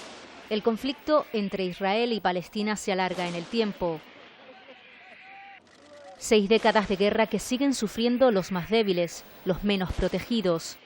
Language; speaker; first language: Spanish; native; Spanish